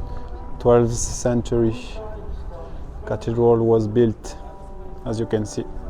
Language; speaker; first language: English; non-native, learner; French